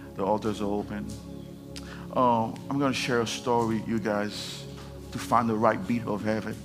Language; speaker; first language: English; non-native, fluent; Haitian Creole